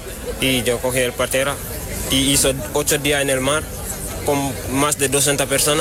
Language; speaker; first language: Spanish; non-native, learner; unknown